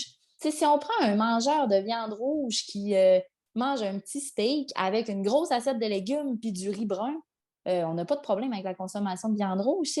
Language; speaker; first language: French; native; French